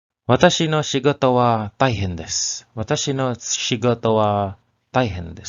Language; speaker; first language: Japanese; non-native, learner; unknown